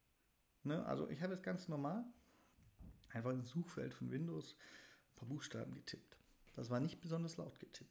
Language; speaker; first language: German; native; German